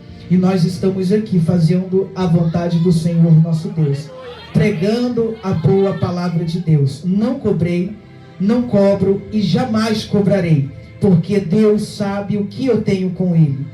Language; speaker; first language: Portuguese; native; Portuguese